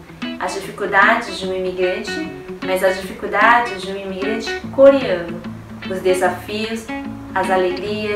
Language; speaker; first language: Portuguese; early bilingual, heritage; Korean